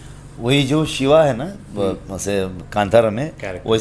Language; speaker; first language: Hindi; non-native, local second language; Kannada